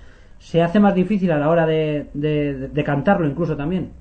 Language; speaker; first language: Spanish; native; Spanish